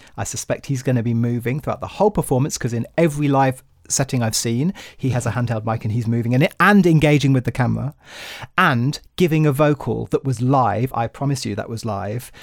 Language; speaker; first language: English; native; English